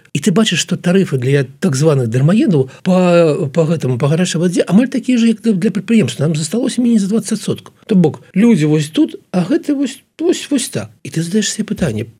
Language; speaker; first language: Belarusian; native; Belarusian